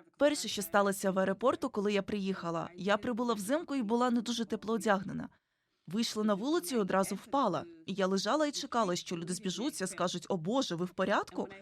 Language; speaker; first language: Ukrainian; non-native, fluent; Igbo